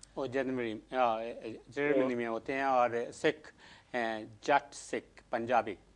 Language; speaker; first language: Urdu; non-native, local second language; Punjabi